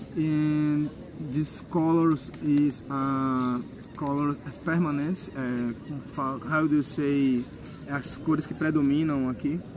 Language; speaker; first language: English; non-native, learner; Portuguese